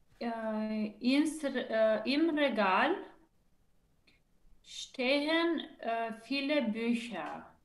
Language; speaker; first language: German; non-native, learner; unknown